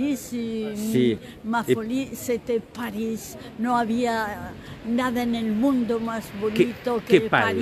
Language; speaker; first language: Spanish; early bilingual, heritage; Spanish